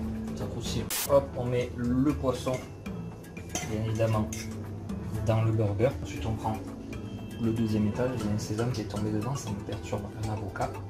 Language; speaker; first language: French; native; French